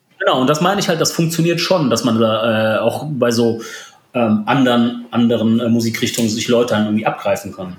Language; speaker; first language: German; early bilingual, other home language; Polish